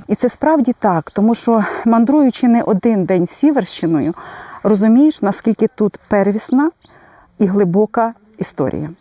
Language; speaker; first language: Ukrainian; native; Ukrainian